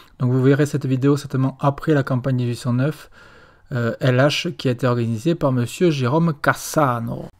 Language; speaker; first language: French; native; French